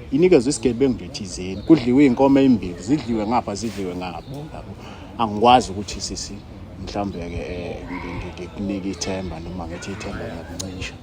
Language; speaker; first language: Zulu; native; Zulu